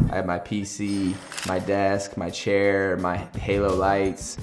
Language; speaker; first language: English; native; English